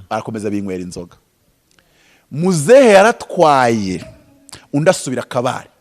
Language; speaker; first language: Kinyarwanda; native; Kinyarwanda